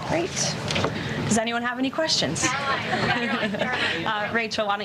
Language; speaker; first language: English; native; English